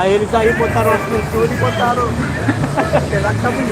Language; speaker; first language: Portuguese; native; Portuguese